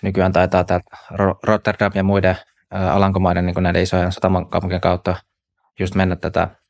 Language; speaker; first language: Finnish; native; Finnish